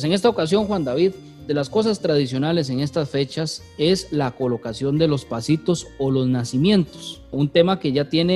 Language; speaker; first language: Spanish; native; Spanish